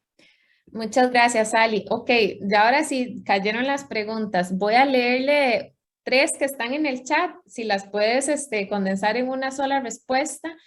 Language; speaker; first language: Spanish; native; Spanish